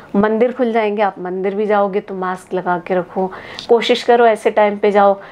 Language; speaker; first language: Hindi; native; Hindi